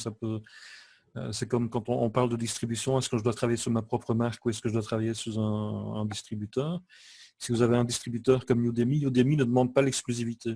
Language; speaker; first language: French; native; French